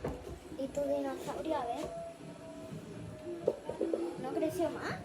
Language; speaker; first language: Spanish; native; Spanish